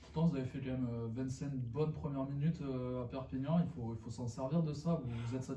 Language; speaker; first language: French; native; French